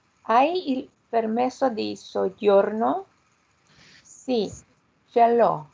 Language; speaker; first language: Italian; non-native, learner; Spanish